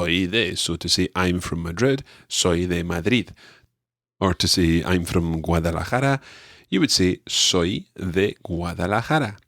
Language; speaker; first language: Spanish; non-native, fluent; English